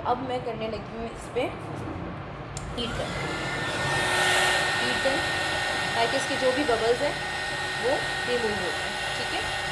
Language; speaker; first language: Hindi; native; Hindi